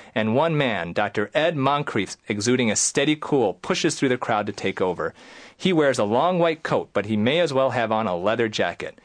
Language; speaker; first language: English; native; English